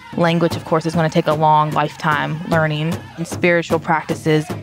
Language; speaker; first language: English; native; English